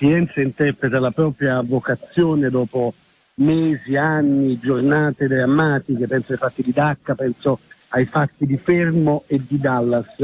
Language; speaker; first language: Italian; native; Italian